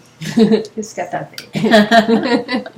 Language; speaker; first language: French; non-native, learner; English